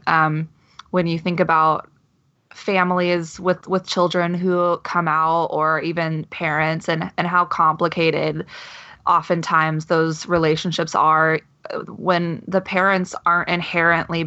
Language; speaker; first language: English; native; English